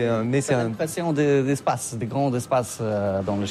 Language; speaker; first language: French; non-native, fluent; Polish